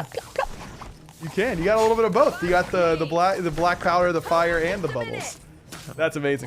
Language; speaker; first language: English; native; English